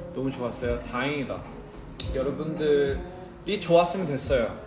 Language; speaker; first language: Korean; early bilingual, heritage; Korean